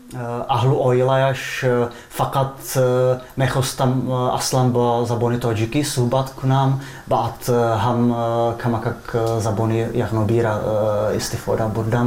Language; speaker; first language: Persian; non-native, fluent; Czech